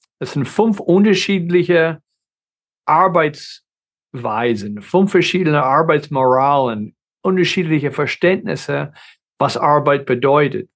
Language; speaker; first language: German; non-native, fluent; English